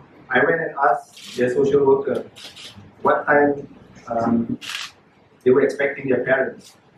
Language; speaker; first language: English; non-native, local second language; Malay